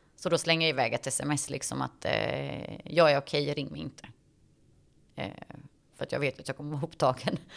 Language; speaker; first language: Swedish; early bilingual, other home language; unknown